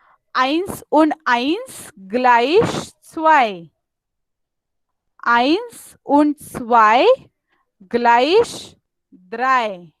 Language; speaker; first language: German; non-native, fluent; Marathi